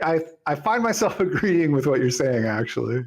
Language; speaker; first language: English; native; English